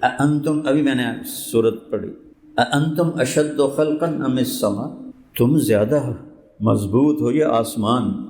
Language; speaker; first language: Urdu; non-native, local second language; Punjabi